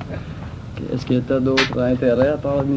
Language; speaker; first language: French; native; French